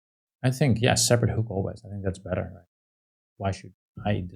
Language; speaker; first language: English; non-native, fluent; Dutch